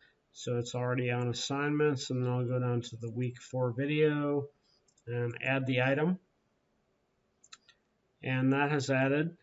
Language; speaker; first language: English; native; English